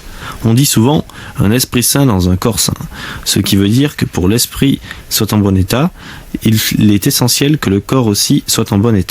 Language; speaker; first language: French; native; French